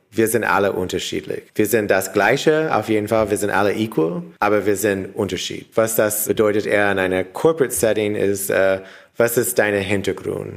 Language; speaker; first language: German; non-native, learner; English